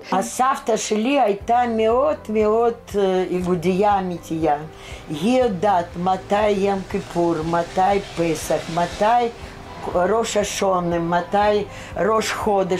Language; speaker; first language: Hebrew; non-native, learner; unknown